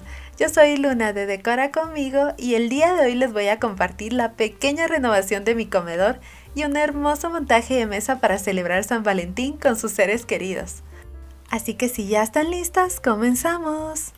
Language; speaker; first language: Spanish; native; Spanish